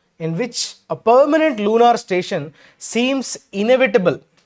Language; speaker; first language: English; non-native, local second language; Telugu